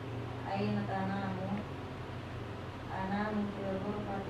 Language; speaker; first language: Arabic; non-native, learner; Indonesian